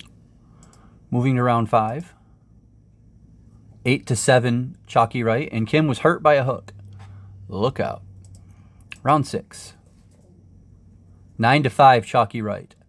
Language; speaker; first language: English; native; English